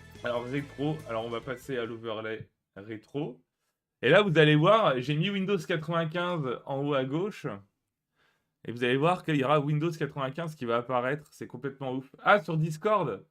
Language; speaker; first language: French; native; French